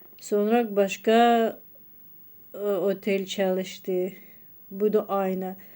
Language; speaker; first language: Turkish; non-native, learner; Russian